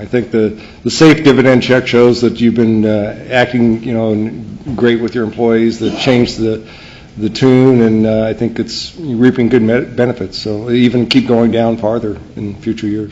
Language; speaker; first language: English; native; English